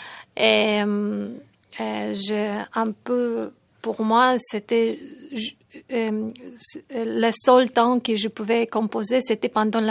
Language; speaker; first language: French; non-native, fluent; Tajik